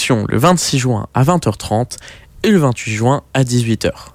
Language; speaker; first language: French; native; French